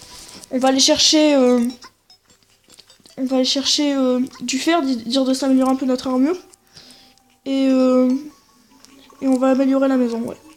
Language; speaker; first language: French; native; French